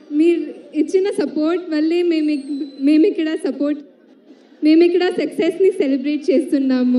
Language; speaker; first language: Telugu; non-native, fluent; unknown